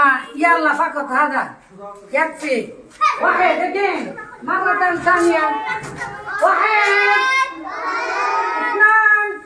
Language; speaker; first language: Arabic; non-native, fluent; Bangla